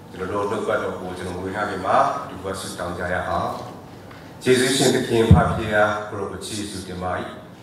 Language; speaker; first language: Burmese; non-native, local second language; S'gaw Karen